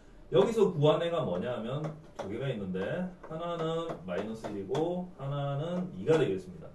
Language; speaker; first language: Korean; native; Korean